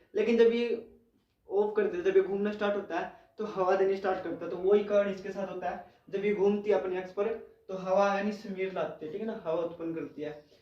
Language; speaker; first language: Hindi; native; Hindi